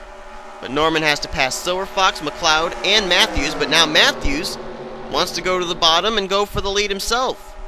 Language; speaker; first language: English; native; English